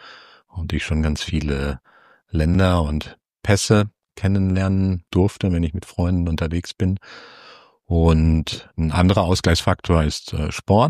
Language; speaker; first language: German; native; German